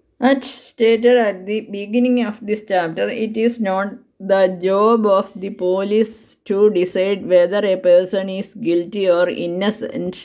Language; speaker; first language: English; non-native, local second language; Malayalam